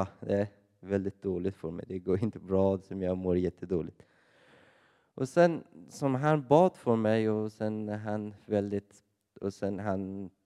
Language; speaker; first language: Swedish; non-native, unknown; Persian